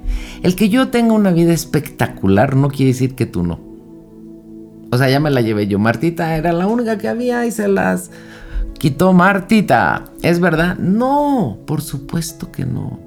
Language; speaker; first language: Spanish; native; Spanish